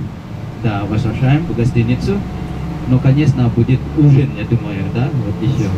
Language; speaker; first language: Russian; non-native, fluent; Indonesian